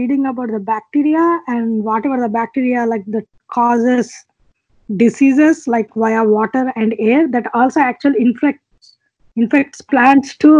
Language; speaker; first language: English; non-native, local second language; Telugu